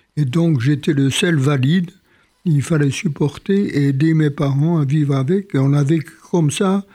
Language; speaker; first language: French; non-native, fluent; Polish